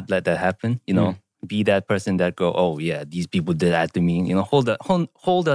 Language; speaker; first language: English; non-native, fluent; Korean